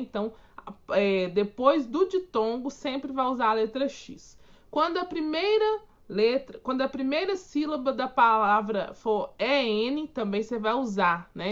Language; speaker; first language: Portuguese; native; Portuguese